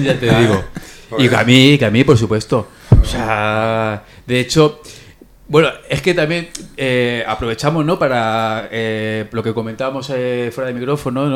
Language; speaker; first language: Spanish; native; Spanish